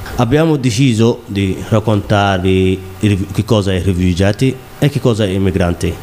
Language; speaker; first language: Italian; non-native, learner; Somali